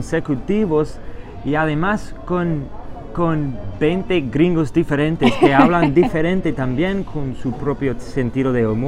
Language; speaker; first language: Spanish; non-native, fluent; English